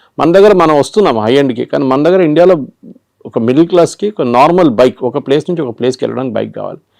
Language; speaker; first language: Telugu; non-native, local second language; Malayalam